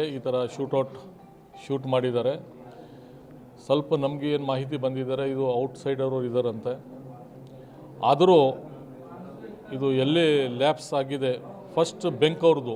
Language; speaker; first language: Kannada; non-native, local second language; Urdu